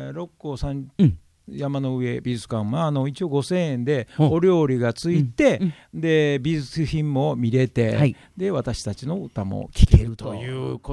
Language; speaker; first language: Japanese; native; Japanese